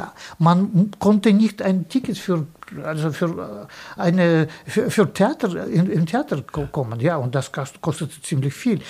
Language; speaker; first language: German; non-native, fluent; Russian